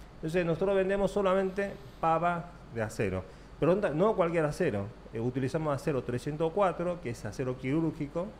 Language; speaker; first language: Spanish; early bilingual, other home language; Korean